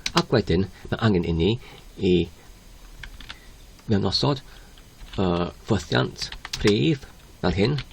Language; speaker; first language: Welsh; non-native, fluent; English